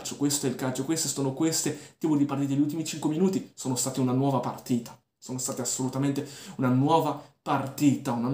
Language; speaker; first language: Italian; early bilingual, other home language; Arabic